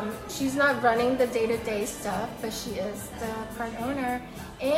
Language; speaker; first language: English; early bilingual, other home language; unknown